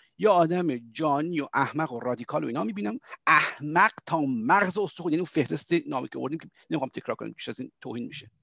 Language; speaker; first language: Persian; native; Persian